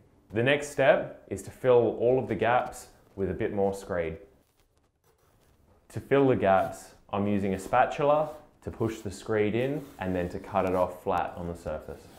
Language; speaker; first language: English; native; English